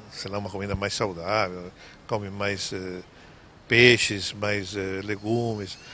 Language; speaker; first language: Portuguese; non-native, fluent; Italian